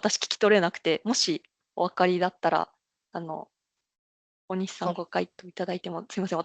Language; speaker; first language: Japanese; native; Japanese